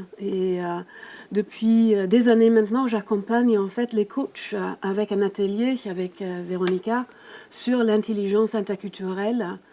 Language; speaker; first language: French; native; French